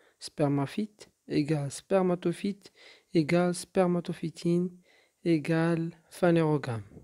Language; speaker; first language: French; non-native, local second language; Arabic